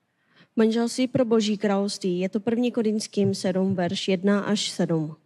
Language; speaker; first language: Czech; non-native, fluent; Korean